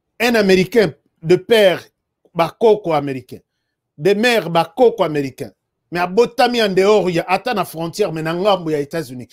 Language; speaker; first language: French; non-native, local second language; Lingala